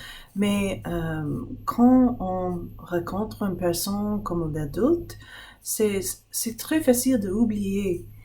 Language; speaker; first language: French; non-native, fluent; English